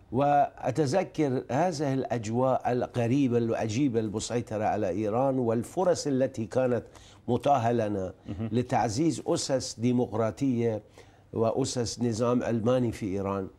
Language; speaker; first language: Arabic; non-native, fluent; Persian